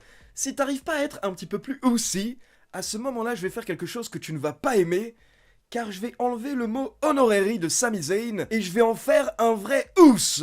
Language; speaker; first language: French; native; French